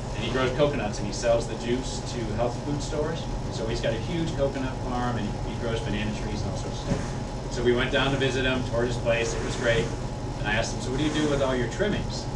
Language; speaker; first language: English; native; English